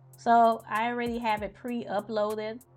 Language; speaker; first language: English; native; English